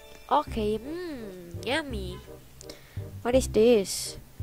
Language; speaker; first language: English; non-native, learner; Indonesian